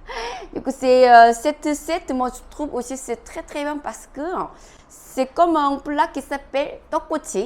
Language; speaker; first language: French; non-native, fluent; Korean